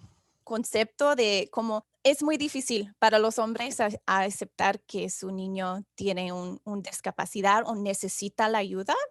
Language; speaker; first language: Spanish; non-native, fluent; English